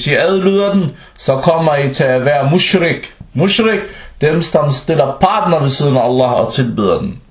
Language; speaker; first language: Danish; early bilingual, other home language; Arabic